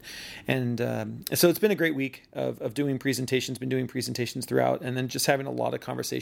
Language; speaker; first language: English; native; English